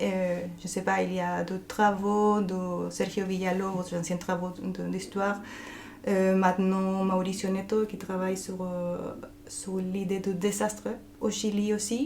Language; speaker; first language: French; non-native, fluent; Spanish